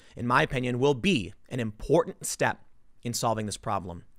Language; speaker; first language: English; native; English